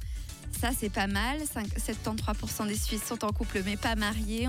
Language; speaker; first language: French; native; French